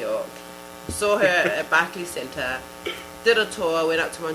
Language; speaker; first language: English; native; English